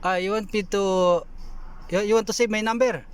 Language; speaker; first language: English; non-native, learner; Filipino